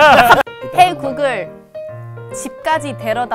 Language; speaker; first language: Korean; non-native, fluent; Thai